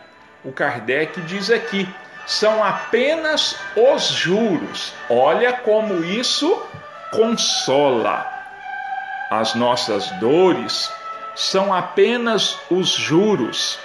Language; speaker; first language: Portuguese; native; Portuguese